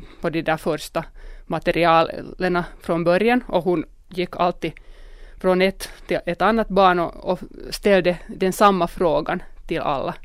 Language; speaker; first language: Swedish; non-native, local second language; Finnish